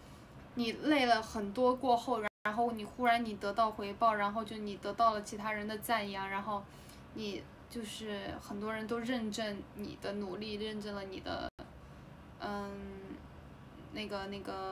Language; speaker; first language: Chinese; native; Chinese